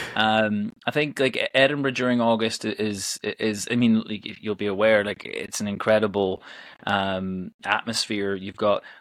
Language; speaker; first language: English; native; English